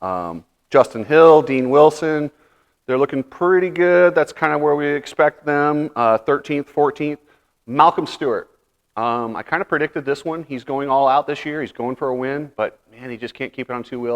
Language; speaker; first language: English; native; English